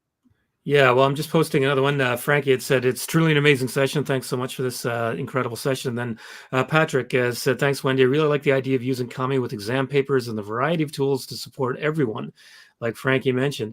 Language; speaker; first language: English; native; English